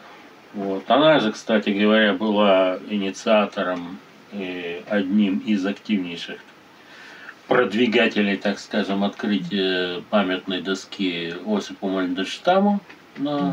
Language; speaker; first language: Russian; native; Russian